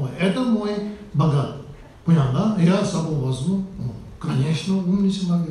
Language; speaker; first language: Russian; non-native, learner; Tibetan